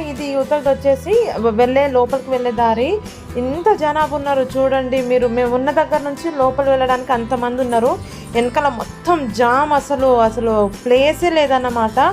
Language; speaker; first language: Telugu; non-native, local second language; Lambadi